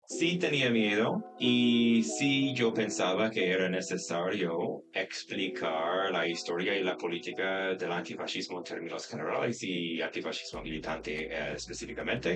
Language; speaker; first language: Spanish; non-native, fluent; English